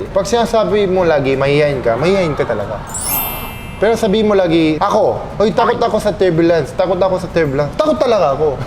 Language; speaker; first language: Filipino; non-native, fluent; Korean